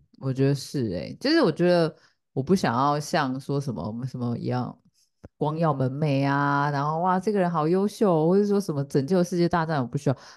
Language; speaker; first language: Chinese; native; Chinese